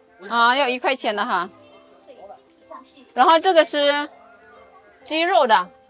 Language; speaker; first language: Chinese; non-native, fluent; Indonesian